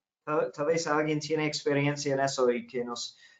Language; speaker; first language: Spanish; non-native, fluent; English